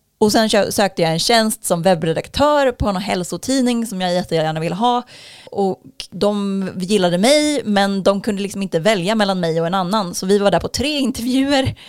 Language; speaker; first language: Swedish; native; Swedish